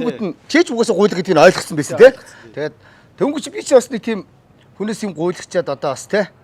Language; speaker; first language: Mongolian; native; Mongolian